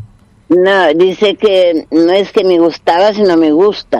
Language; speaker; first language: Spanish; non-native, fluent; Portuguese